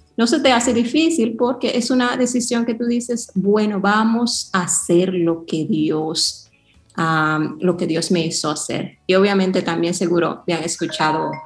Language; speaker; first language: Spanish; early bilingual, heritage; Spanish